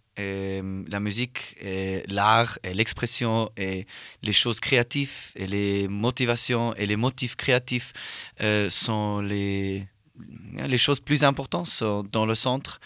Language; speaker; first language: French; non-native, learner; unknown